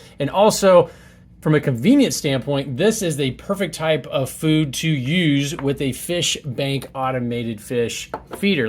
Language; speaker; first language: English; native; English